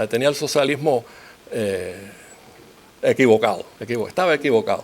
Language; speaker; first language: Spanish; native; Spanish